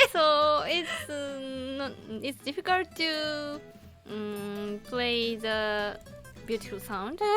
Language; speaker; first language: English; non-native, learner; Japanese